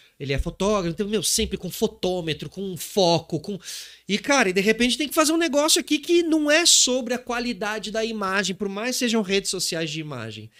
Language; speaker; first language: Portuguese; native; Portuguese